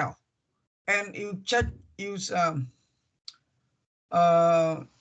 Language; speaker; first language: English; non-native, learner; Vietnamese